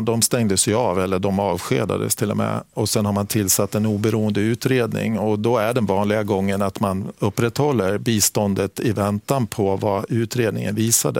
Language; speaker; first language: Swedish; native; Swedish